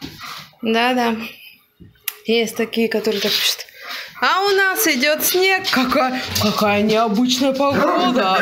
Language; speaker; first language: Russian; native; Russian